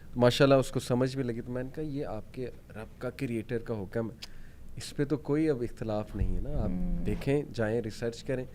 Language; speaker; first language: Urdu; native; Urdu